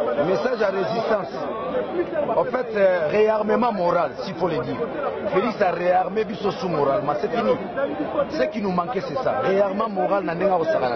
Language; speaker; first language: French; non-native, local second language; Lingala